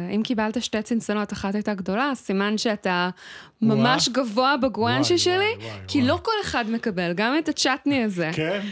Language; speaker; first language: Hebrew; native; Hebrew